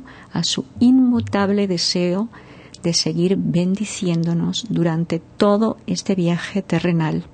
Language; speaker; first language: Spanish; native; Spanish